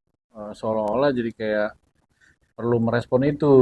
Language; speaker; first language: Indonesian; native; Indonesian